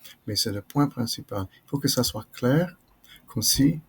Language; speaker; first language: French; non-native, fluent; English